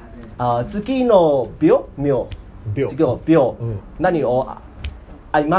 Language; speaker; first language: Japanese; non-native, learner; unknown